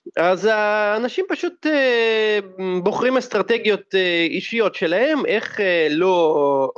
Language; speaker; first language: Hebrew; non-native, fluent; Russian